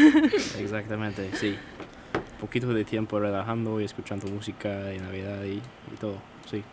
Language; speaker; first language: Spanish; non-native, learner; English